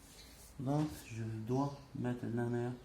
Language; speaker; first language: French; non-native, local second language; Arabic